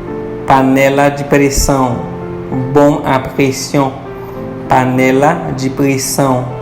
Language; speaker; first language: Portuguese; non-native, fluent; Haitian Creole